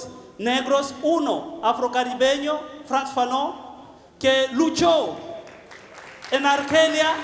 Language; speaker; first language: Spanish; non-native, fluent; Bembe